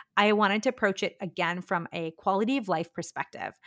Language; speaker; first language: English; early bilingual, other home language; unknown